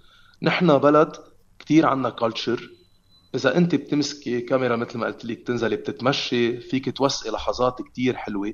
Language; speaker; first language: Arabic; native; Arabic